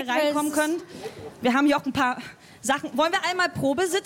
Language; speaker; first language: German; native; German